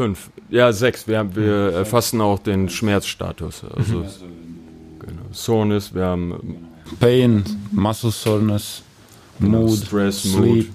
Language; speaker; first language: German; non-native, learner; Croatian